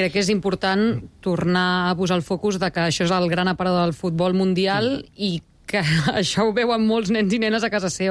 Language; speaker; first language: Catalan; native; Catalan